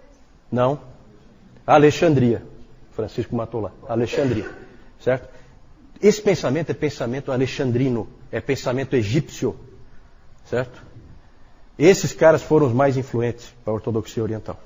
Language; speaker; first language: Portuguese; native; Portuguese